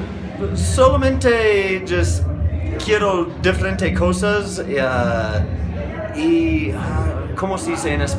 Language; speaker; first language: Spanish; non-native, learner; English